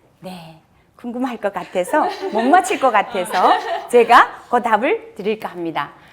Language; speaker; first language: Korean; native; Korean